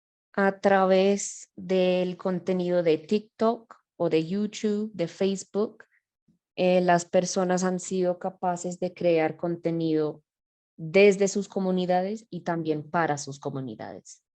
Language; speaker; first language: Spanish; non-native, fluent; English